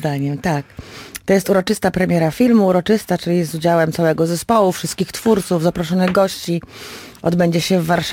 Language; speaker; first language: Polish; native; Polish